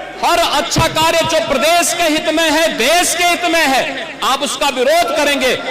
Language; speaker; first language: Hindi; native; Hindi